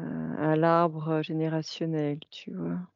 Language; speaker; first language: French; native; French